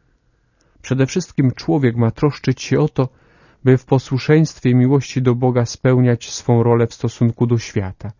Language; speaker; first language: Polish; native; Polish